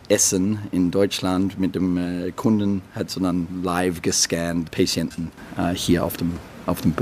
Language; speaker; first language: German; non-native, learner; English